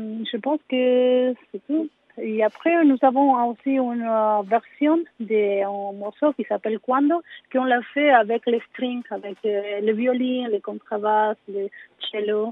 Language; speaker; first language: French; non-native, learner; Spanish